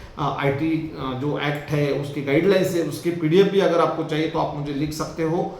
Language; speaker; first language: Hindi; non-native, local second language; Marathi